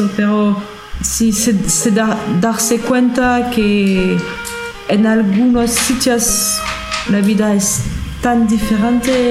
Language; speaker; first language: Spanish; non-native, fluent; French